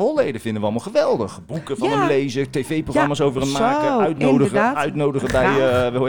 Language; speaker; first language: Dutch; native; Dutch